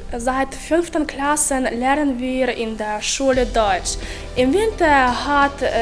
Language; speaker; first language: German; non-native, learner; Ukrainian